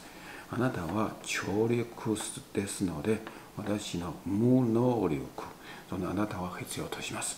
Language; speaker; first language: Japanese; non-native, learner; Chinese